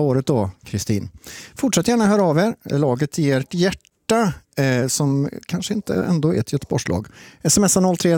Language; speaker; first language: Swedish; native; Swedish